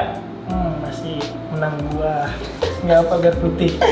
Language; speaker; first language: Indonesian; native; Indonesian